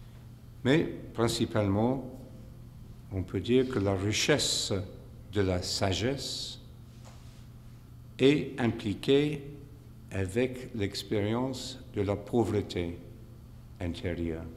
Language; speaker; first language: French; non-native, fluent; English